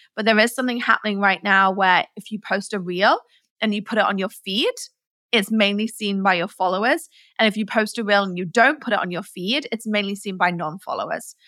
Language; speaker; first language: English; native; English